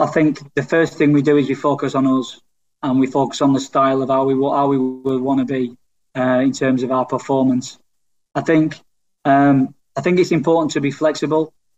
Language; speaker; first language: English; native; English